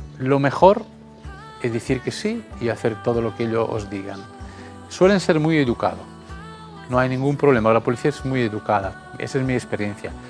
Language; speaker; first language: Spanish; non-native, fluent; Italian